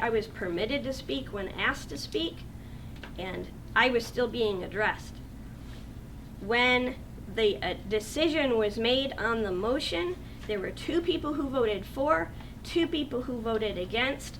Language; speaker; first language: English; native; English